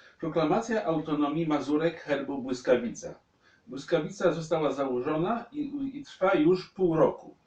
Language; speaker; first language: Polish; native; Polish